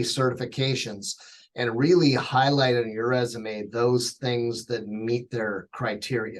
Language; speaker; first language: English; native; English